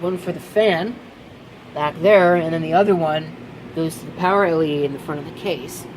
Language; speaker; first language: English; native; English